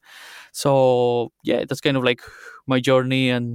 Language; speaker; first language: English; non-native, fluent; Spanish